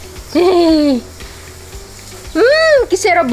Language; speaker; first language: Portuguese; early bilingual, heritage; Indonesian